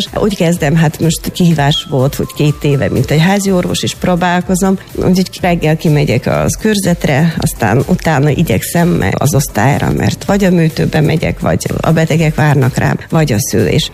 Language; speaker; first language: Hungarian; non-native, fluent; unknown